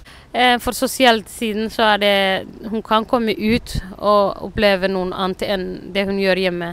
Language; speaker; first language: Norwegian; non-native, learner; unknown